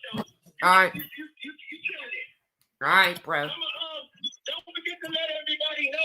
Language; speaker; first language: English; native; English